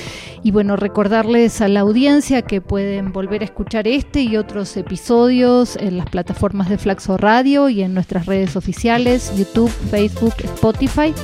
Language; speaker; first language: Spanish; native; Spanish